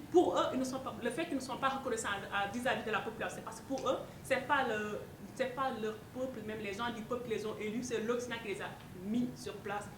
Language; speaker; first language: French; non-native, local second language; Wolof